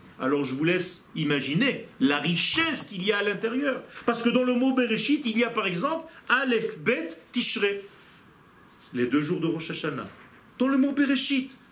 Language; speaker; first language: French; non-native, fluent; Hebrew